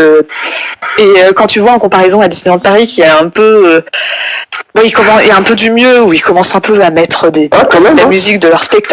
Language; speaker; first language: French; native; French